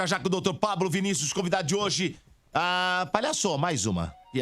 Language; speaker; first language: Portuguese; native; Portuguese